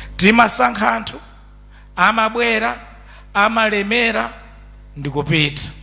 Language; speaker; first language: Nyanja; native; Nyanja